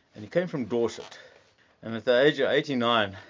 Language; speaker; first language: English; native; English